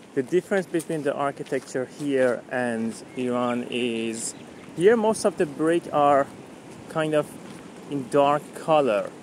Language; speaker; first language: English; non-native, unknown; Persian